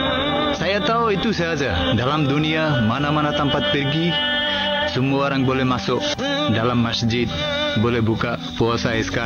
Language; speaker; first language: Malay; non-native, learner; Bangla